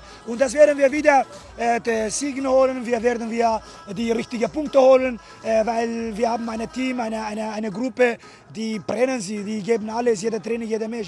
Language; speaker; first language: German; non-native, fluent; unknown